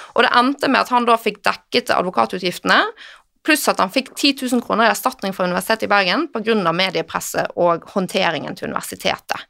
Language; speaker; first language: Norwegian; native; Norwegian